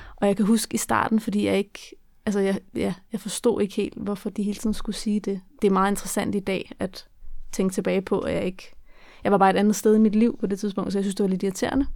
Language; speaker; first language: Danish; early bilingual, other home language; Kurdish